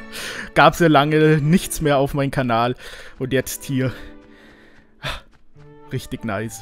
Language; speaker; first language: German; native; German